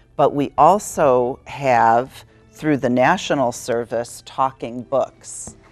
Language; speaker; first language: English; native; English